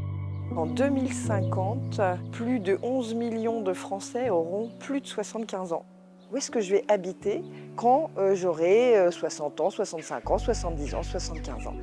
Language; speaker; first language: French; native; French